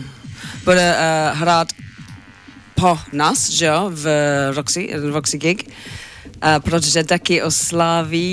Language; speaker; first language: Czech; non-native, learner; English